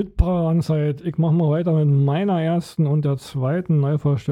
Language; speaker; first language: German; native; German